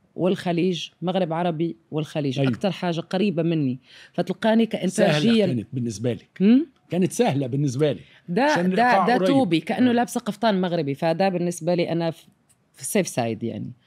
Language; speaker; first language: Arabic; native; Arabic